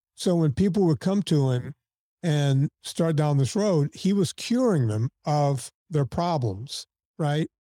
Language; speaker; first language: English; native; English